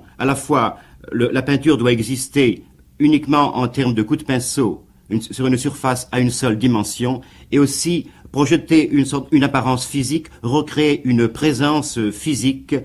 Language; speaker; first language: French; native; French